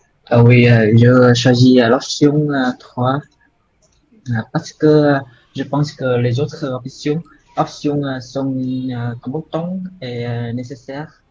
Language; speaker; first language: French; non-native, learner; Vietnamese